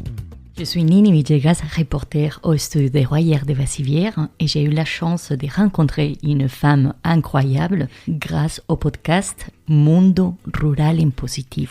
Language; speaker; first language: French; non-native, fluent; Spanish